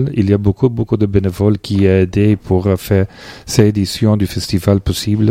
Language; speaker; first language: French; non-native, learner; Dutch